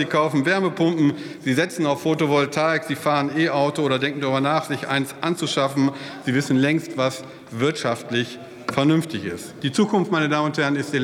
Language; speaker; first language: German; native; German